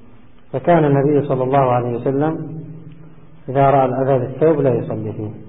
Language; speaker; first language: Arabic; native; Arabic